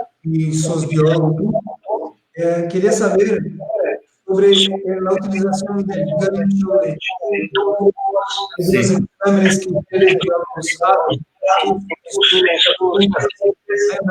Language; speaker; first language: Spanish; non-native, fluent; Portuguese